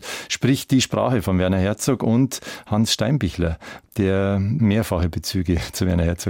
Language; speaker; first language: German; native; German